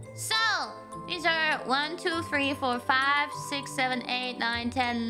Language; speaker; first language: English; non-native, fluent; German